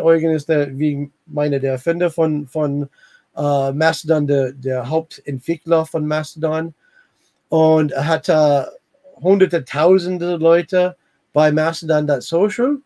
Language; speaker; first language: German; non-native, learner; English